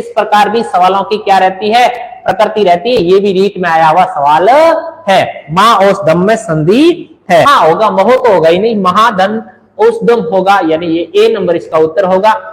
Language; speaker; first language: Hindi; native; Hindi